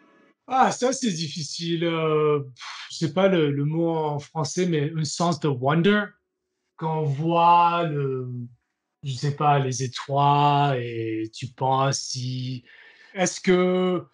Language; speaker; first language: French; non-native, learner; English